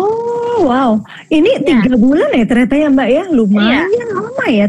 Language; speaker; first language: Indonesian; native; Indonesian